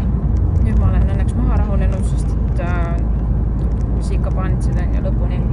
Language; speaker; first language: Estonian; native; Estonian